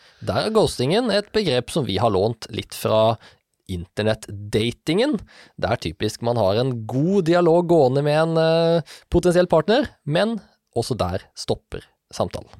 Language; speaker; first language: Norwegian; native; Norwegian